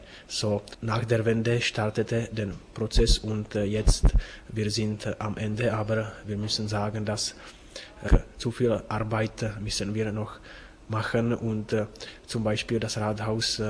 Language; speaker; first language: German; non-native, learner; Czech